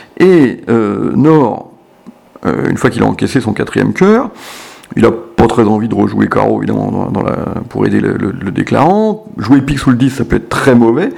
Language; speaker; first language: French; native; French